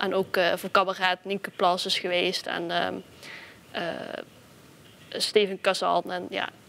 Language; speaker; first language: Dutch; native; Dutch